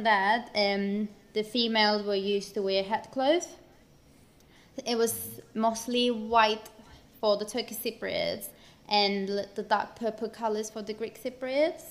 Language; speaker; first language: English; non-native, fluent; Turkish